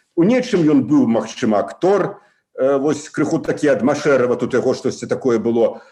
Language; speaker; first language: Belarusian; non-native, local second language; Russian